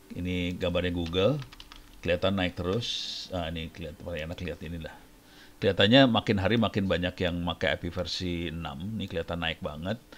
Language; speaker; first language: Indonesian; native; Indonesian